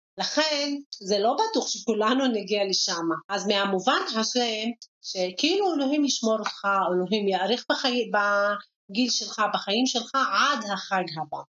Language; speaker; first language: Hebrew; non-native, local second language; Arabic